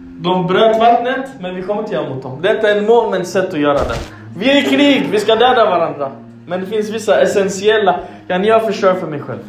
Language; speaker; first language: Swedish; non-native, fluent; Arabic